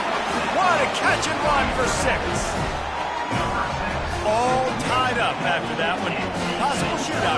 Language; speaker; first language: English; native; English